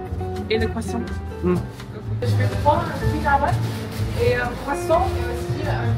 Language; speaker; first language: French; non-native, learner; English